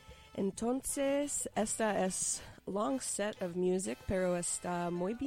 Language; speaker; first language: Spanish; non-native, learner; English